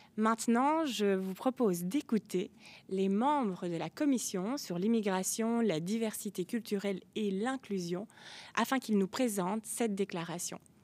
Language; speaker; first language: French; native; French